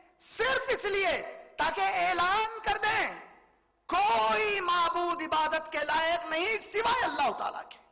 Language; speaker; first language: Urdu; native; Urdu